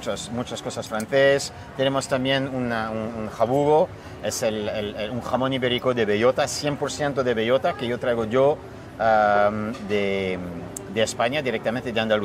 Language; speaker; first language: Spanish; non-native, fluent; French